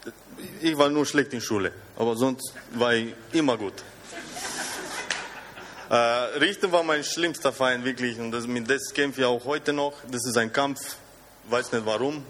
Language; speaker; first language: German; non-native, fluent; Romanian